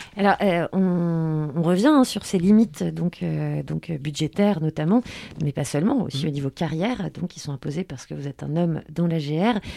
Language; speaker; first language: French; native; French